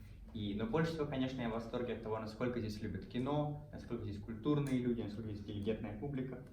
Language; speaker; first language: Russian; native; Russian